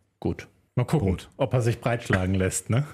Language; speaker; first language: German; non-native, learner; Icelandic